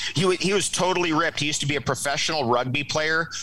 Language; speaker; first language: English; native; English